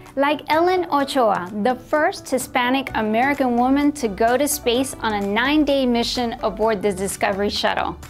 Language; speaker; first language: English; early bilingual, other home language; Spanish